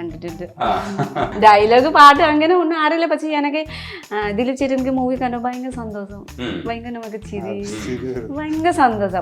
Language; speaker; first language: Malayalam; non-native, learner; Nepali